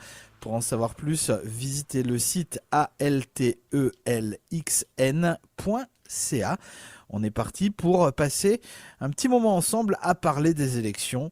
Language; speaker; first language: French; native; French